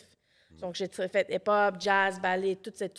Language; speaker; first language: French; non-native, local second language; English